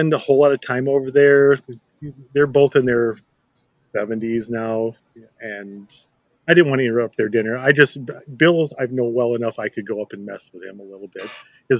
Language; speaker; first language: English; native; English